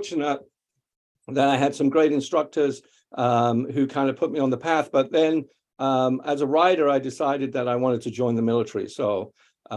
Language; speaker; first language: English; native; English